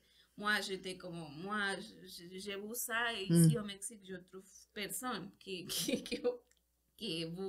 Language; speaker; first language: French; non-native, learner; Spanish